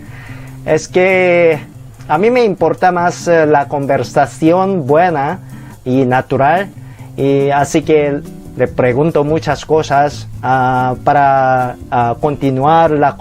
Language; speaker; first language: Spanish; non-native, fluent; Korean